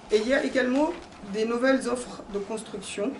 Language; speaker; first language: French; non-native, fluent; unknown